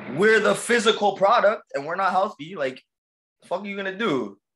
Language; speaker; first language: English; native; English